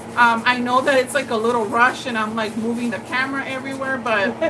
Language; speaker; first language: English; native; English